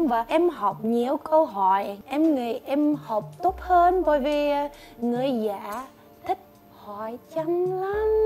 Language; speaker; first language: Vietnamese; non-native, learner; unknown